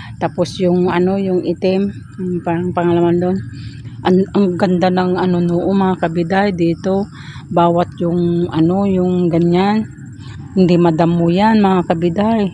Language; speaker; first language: Filipino; non-native, local second language; Iloko